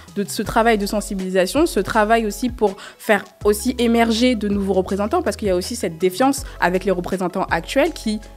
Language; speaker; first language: French; native; French